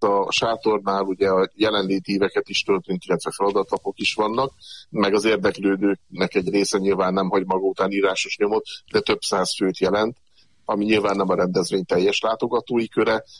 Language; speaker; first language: Hungarian; native; Hungarian